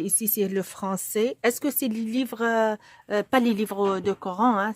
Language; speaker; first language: French; non-native, local second language; Arabic